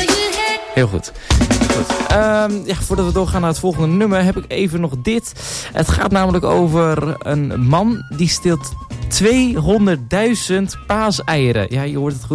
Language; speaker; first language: Dutch; native; Dutch